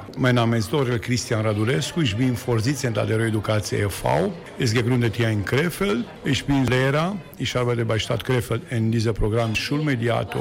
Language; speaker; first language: German; non-native, learner; Romanian